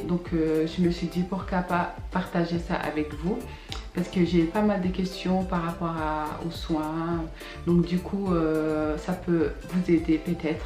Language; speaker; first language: French; early bilingual, other home language; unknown